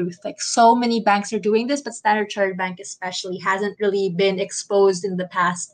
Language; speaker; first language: English; non-native, local second language; Filipino